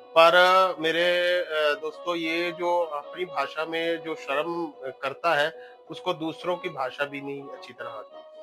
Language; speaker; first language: Hindi; non-native, local second language; Punjabi